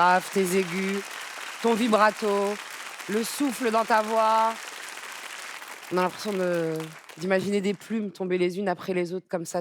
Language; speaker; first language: French; native; French